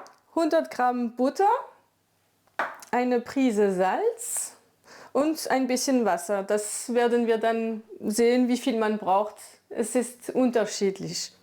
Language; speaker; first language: German; non-native, fluent; French